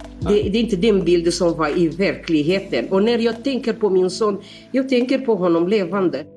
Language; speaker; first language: Swedish; non-native, learner; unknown